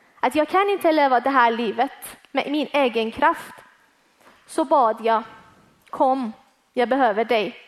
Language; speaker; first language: Swedish; early bilingual, other home language; Persian